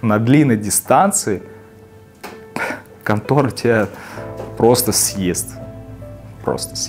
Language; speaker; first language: Russian; native; Russian